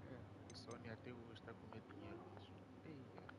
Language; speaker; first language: Portuguese; native; Portuguese